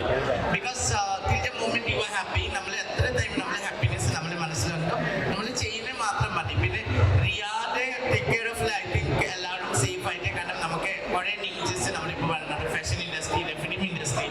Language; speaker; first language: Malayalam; non-native, learner; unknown